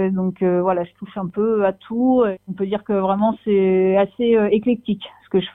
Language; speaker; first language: French; native; French